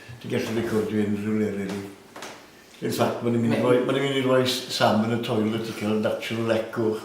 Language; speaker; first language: Welsh; native; Welsh